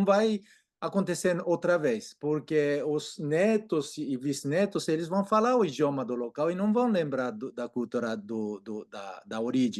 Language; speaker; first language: Portuguese; non-native, fluent; Japanese